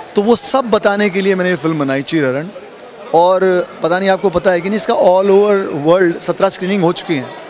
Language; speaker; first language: Hindi; native; Hindi